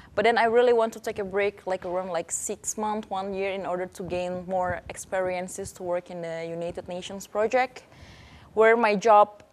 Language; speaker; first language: English; non-native, fluent; Indonesian